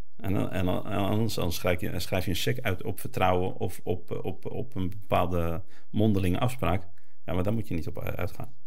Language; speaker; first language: Dutch; early bilingual, other home language; Arabic